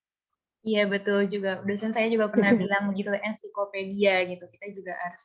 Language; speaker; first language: Indonesian; native; Indonesian